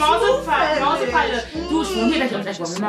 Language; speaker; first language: German; native; German